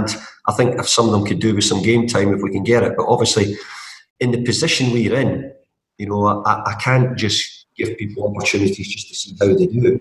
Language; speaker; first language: English; native; English